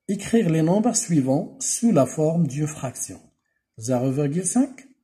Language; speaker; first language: French; non-native, local second language; Arabic